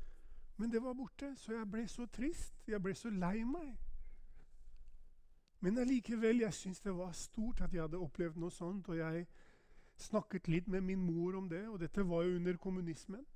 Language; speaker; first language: Norwegian; non-native, fluent; Albanian